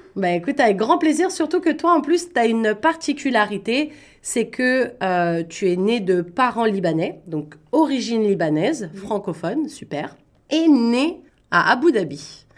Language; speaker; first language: French; native; French